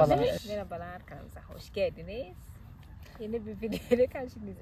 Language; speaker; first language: Turkish; non-native, fluent; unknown